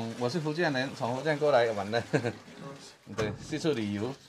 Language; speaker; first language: Chinese; native; Chinese